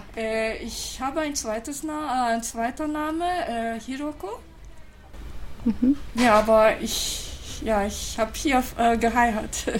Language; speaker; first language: German; non-native, fluent; Japanese